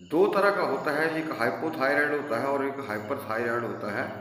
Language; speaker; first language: Hindi; native; Hindi